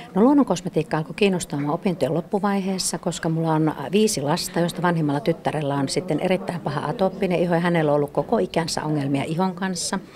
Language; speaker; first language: Finnish; native; Finnish